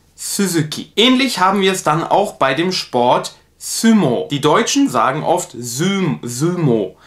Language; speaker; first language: German; native; German